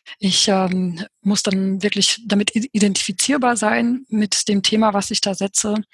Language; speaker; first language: German; early bilingual, other home language; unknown